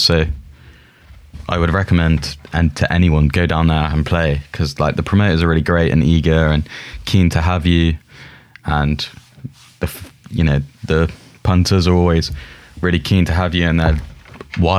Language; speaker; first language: English; native; English